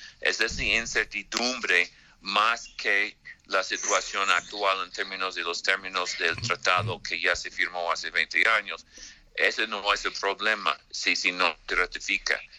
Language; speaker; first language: Spanish; non-native, fluent; English